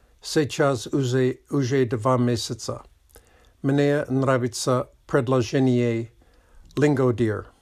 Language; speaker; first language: Russian; non-native, learner; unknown